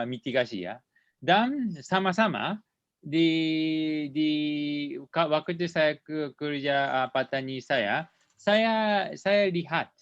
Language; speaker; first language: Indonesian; non-native, learner; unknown